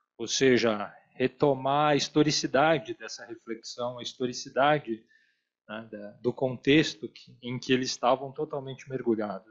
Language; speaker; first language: Portuguese; native; Portuguese